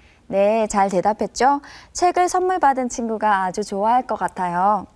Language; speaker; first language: Korean; native; Korean